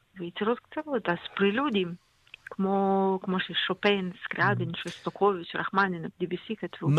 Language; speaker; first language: Hebrew; non-native, fluent; Russian